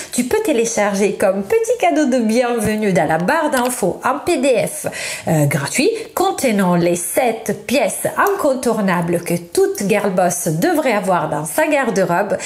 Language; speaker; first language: French; non-native, fluent; Italian